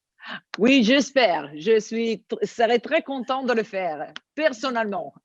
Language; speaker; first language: French; non-native, learner; Italian